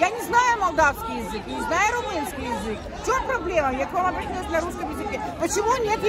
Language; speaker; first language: Russian; native; Russian